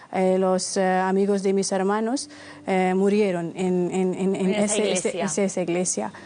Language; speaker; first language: Spanish; non-native, fluent; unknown